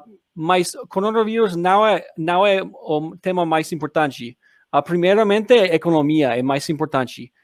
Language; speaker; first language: Portuguese; non-native, learner; English